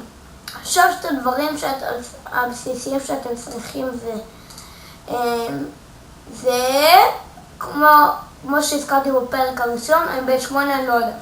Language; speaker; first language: Hebrew; native; Hebrew